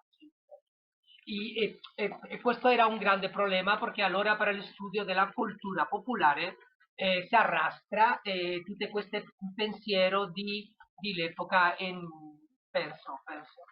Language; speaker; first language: Italian; non-native, learner; Spanish